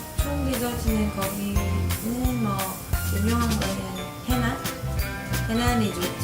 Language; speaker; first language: Korean; non-native, learner; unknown